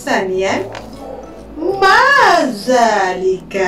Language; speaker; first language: Arabic; non-native, fluent; Malay